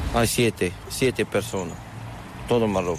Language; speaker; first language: Spanish; non-native, learner; Arabic